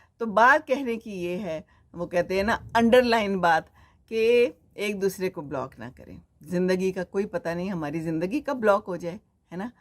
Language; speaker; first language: Urdu; native; Urdu